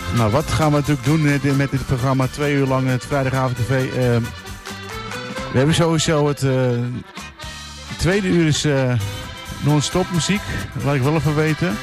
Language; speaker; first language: Dutch; native; Dutch